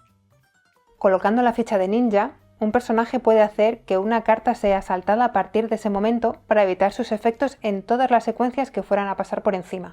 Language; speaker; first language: Spanish; native; Spanish